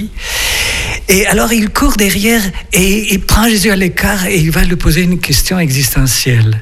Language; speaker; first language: French; non-native, fluent; Spanish